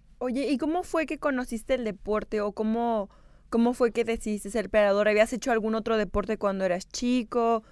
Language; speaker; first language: Spanish; native; Spanish